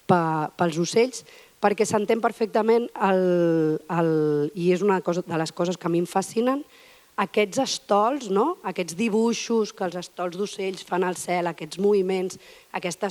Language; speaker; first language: Catalan; native; Catalan